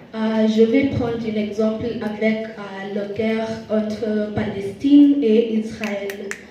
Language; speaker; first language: French; non-native, learner; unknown